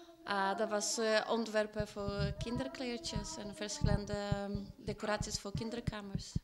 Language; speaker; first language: Dutch; non-native, fluent; Polish